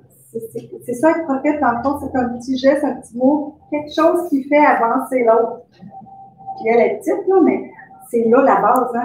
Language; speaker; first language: French; native; French